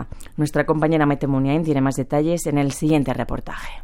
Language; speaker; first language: Spanish; native; Spanish